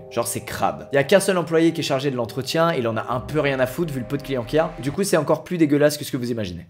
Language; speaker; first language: French; native; French